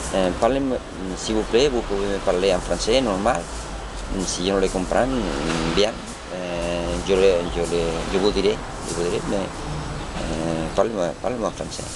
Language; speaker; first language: French; non-native, learner; Spanish